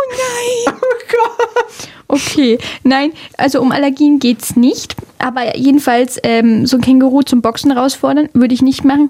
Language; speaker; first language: German; native; German